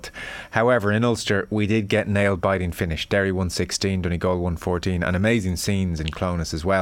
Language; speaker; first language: English; native; English